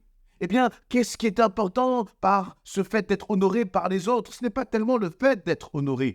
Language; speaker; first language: French; native; French